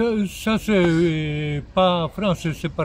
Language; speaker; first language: French; non-native, learner; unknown